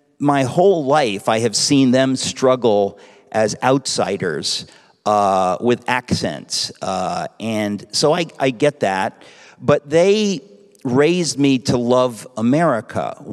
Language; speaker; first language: English; native; English